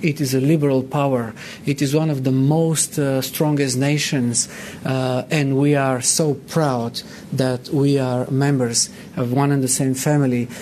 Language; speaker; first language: English; non-native, fluent; Bulgarian